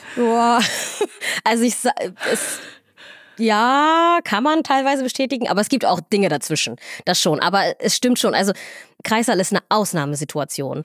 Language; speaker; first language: German; early bilingual, other home language; Somali